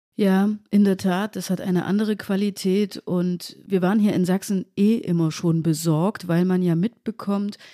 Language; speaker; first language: German; native; German